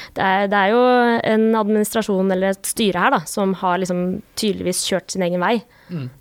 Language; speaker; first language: Norwegian; native; Norwegian